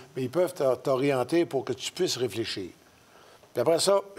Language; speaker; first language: French; native; French